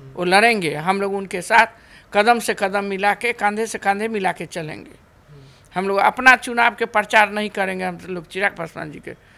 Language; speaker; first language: Hindi; native; Hindi